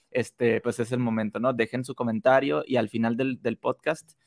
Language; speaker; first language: Spanish; native; Spanish